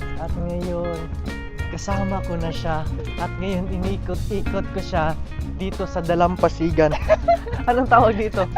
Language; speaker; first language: Filipino; non-native, local second language; Cebuano